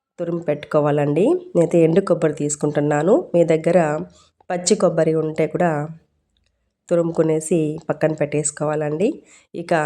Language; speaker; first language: Telugu; non-native, local second language; Urdu